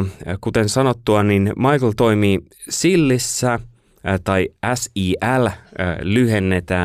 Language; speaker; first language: Finnish; native; Finnish